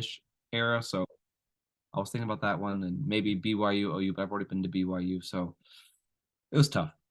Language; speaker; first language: English; native; English